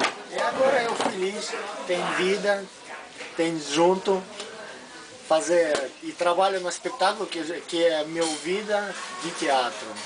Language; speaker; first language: Portuguese; non-native, learner; Russian